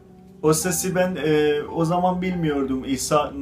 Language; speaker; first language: Turkish; non-native, learner; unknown